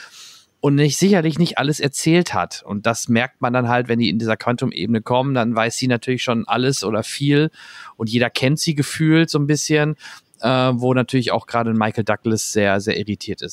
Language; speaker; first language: German; native; German